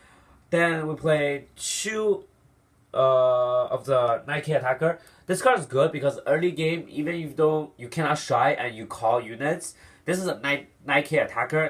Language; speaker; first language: English; non-native, fluent; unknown